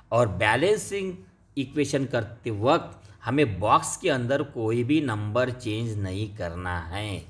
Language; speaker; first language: Hindi; non-native, local second language; Marathi